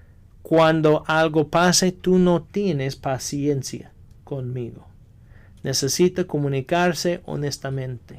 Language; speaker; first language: Spanish; non-native, fluent; English